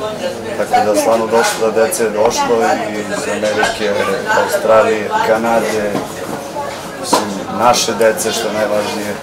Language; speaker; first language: Serbian; native; Serbian